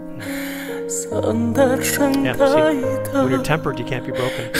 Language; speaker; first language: English; native; English